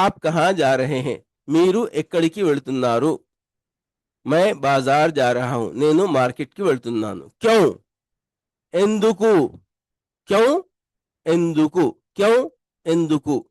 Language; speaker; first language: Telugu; non-native, local second language; Urdu